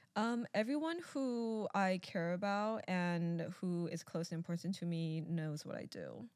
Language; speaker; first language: English; early bilingual, other home language; Chinese